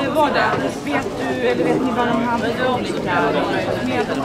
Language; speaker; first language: Swedish; native; Swedish